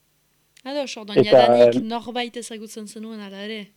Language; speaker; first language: Basque; native; Basque